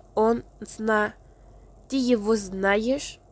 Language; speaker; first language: Russian; non-native, learner; Spanish